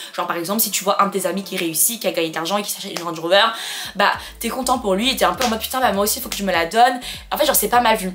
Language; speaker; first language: French; non-native, fluent; Khmer